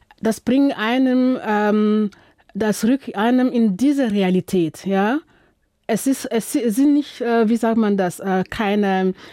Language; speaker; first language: German; non-native, fluent; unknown